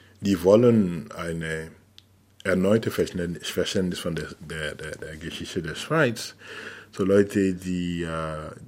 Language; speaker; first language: German; non-native, fluent; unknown